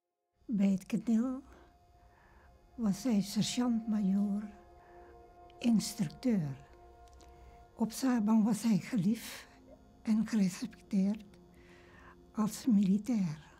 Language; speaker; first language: Dutch; early bilingual, other home language; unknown